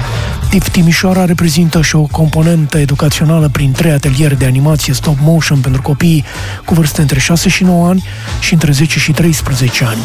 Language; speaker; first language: Romanian; native; Romanian